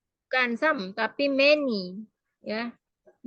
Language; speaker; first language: English; non-native, fluent; Indonesian